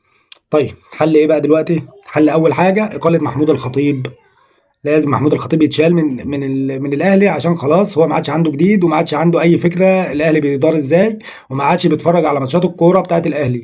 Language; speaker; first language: Arabic; native; Arabic